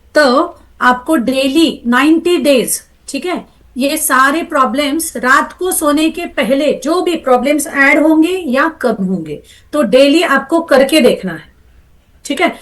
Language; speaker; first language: Hindi; non-native, local second language; Marathi